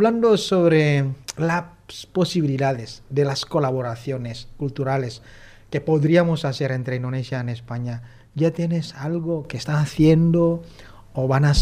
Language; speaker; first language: Spanish; non-native, fluent; Indonesian